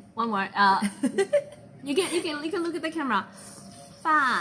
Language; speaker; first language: English; non-native, fluent; Chinese